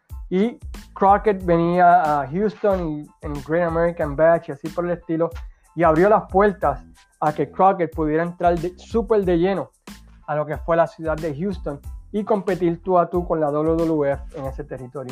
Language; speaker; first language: Spanish; native; Spanish